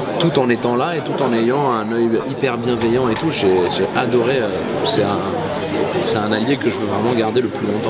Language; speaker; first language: French; native; French